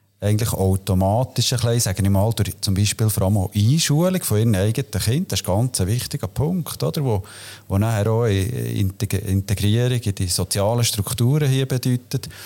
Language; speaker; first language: German; native; German